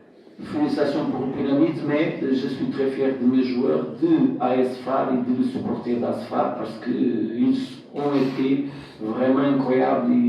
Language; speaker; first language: French; non-native, fluent; Portuguese